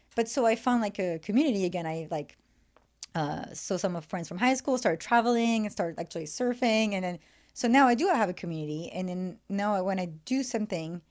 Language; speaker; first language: English; non-native, fluent; French